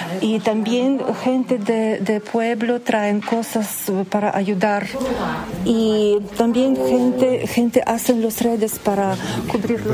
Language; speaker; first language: Spanish; non-native, learner; Ukrainian